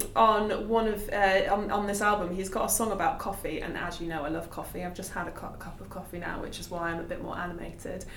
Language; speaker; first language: English; native; English